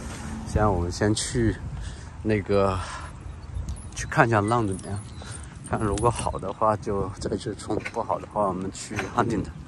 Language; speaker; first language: Chinese; native; Chinese